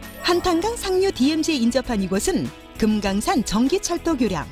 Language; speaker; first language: Korean; native; Korean